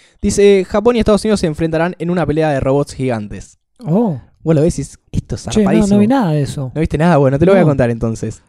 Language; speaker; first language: Spanish; native; Spanish